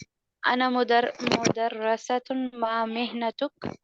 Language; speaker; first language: Arabic; non-native, learner; Urdu